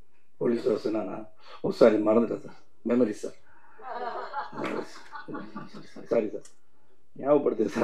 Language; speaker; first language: Tamil; native; Tamil